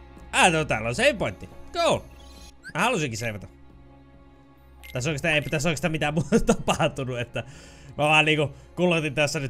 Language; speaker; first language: Finnish; native; Finnish